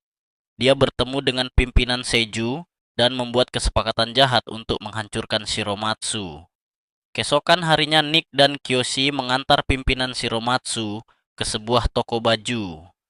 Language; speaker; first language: Indonesian; native; Indonesian